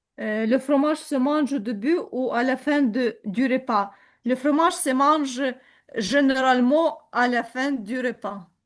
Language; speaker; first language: French; non-native, learner; Ukrainian